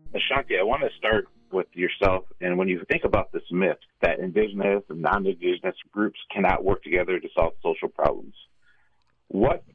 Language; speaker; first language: English; native; English